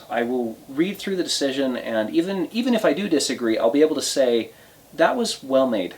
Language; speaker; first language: English; native; English